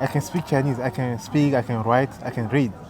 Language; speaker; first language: English; non-native, fluent; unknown